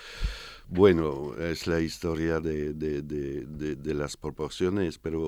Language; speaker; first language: Spanish; non-native, fluent; French